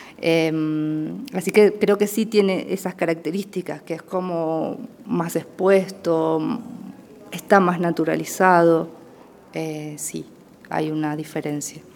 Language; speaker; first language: Spanish; native; Spanish